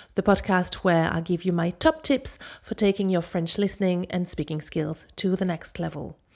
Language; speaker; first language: English; non-native, fluent; French